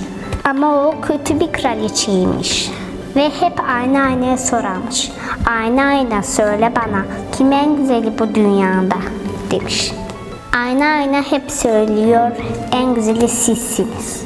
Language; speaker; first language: Turkish; early bilingual, heritage; Turkish